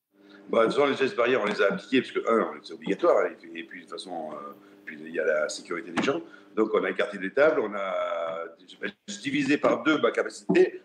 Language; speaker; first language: French; native; French